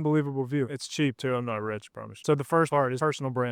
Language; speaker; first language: English; native; English